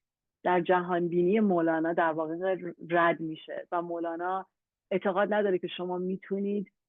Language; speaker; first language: Persian; native; Persian